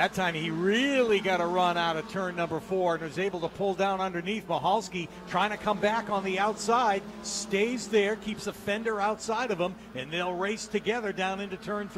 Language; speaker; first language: English; native; English